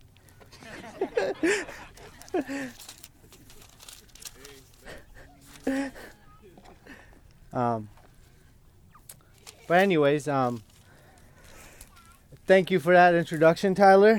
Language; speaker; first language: English; non-native, fluent; Kurdish